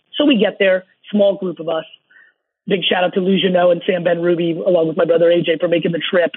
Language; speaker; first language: English; early bilingual, other home language; Russian